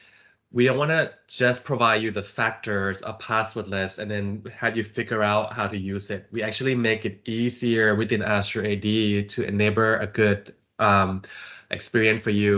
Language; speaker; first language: English; non-native, fluent; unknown